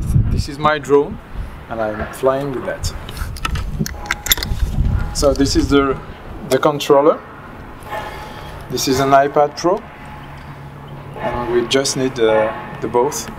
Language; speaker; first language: English; non-native, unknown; French